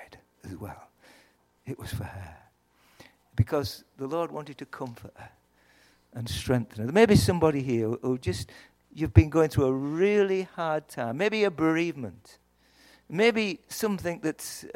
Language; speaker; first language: English; native; English